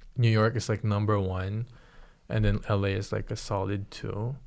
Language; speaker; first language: English; early bilingual, other home language; Filipino